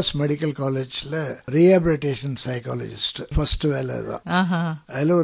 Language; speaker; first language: Tamil; native; Tamil